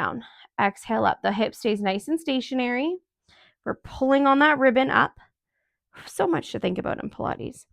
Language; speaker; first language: English; native; English